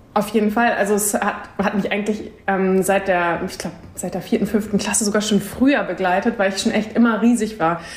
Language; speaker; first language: German; native; German